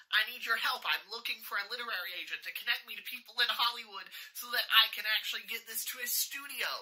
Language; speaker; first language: English; native; English